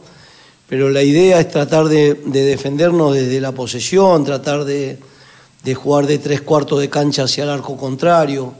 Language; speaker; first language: Spanish; native; Spanish